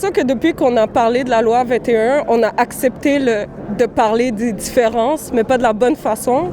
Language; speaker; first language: French; native; French